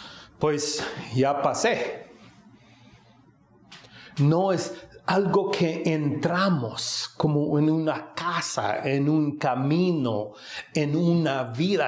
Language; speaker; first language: Spanish; non-native, fluent; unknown